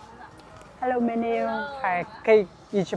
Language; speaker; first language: Chinese; non-native, fluent; Amharic